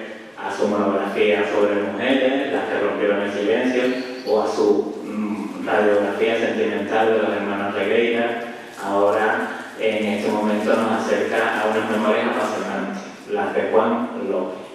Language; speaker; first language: Spanish; native; Spanish